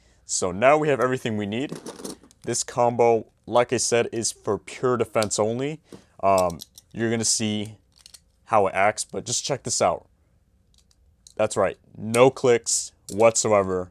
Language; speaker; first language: English; native; English